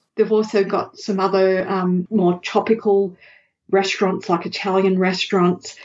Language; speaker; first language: English; native; English